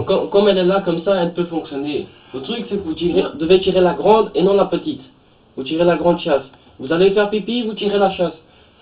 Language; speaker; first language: French; native; French